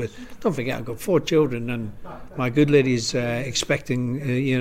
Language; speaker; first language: English; native; English